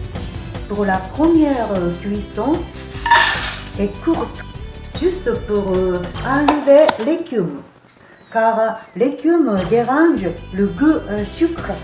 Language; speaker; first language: French; non-native, fluent; Japanese